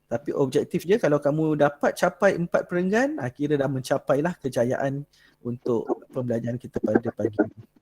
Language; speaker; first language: Malay; native; Malay